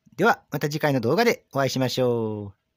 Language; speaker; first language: Japanese; native; Japanese